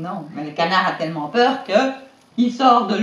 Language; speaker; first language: French; native; French